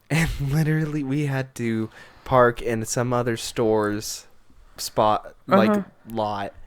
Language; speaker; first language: English; native; English